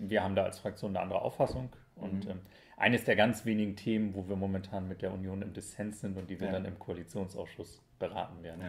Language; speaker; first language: German; native; German